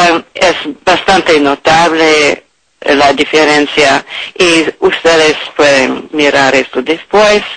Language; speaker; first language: Spanish; non-native, learner; English